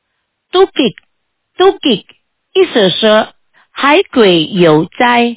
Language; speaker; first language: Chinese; non-native, fluent; Indonesian